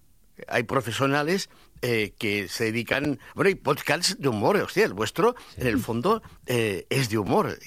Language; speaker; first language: Spanish; native; Spanish